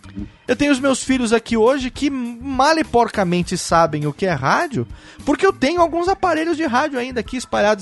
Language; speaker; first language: Portuguese; native; Portuguese